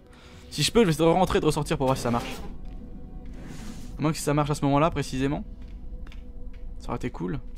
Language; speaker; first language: French; native; French